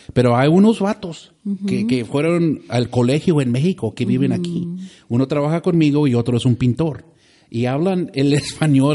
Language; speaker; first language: Spanish; early bilingual, other home language; English